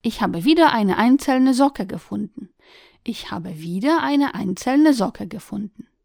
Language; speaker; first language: German; non-native, fluent; Polish